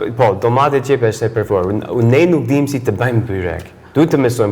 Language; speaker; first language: Albanian; non-native, fluent; English